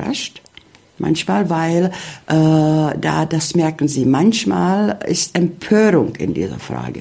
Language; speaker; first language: German; early bilingual, heritage; German